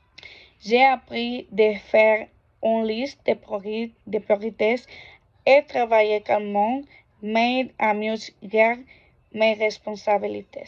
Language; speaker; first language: French; non-native, learner; Spanish